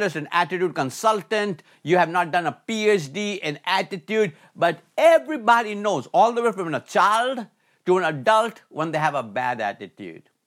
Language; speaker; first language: English; non-native, local second language; Hindi